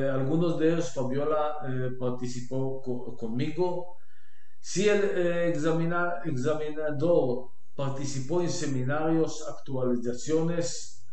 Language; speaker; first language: Spanish; non-native, learner; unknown